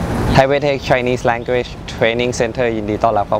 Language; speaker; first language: Thai; native; Thai